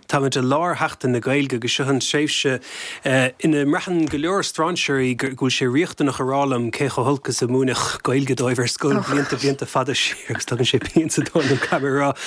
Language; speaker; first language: Irish; native; Irish